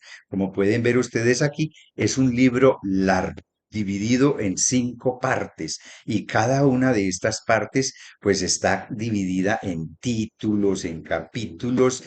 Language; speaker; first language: Spanish; native; Spanish